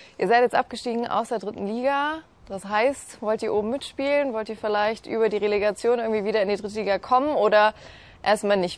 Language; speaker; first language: German; native; German